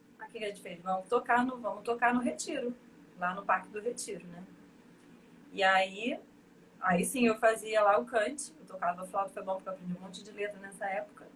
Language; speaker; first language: Portuguese; native; Portuguese